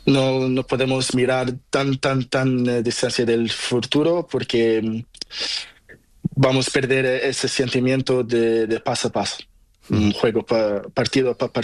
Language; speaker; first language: Spanish; non-native, learner; Portuguese